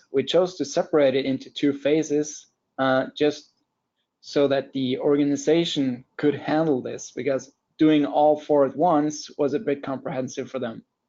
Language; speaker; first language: English; non-native, fluent; Norwegian